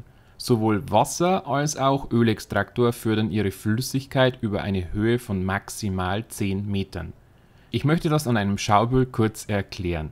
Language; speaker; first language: German; native; German